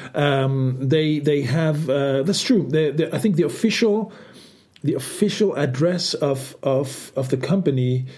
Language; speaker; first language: English; non-native, fluent; Danish